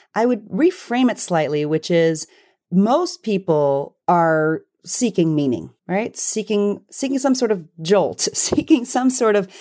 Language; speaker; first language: English; early bilingual, other home language; Hindi